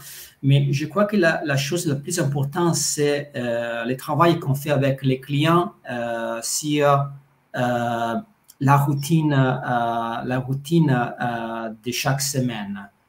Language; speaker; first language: French; non-native, fluent; Italian